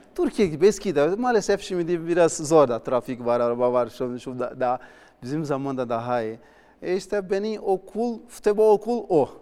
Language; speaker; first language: Turkish; non-native, learner; Portuguese